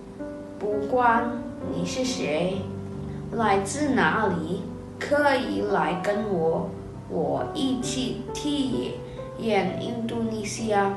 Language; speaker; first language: Chinese; non-native, learner; Indonesian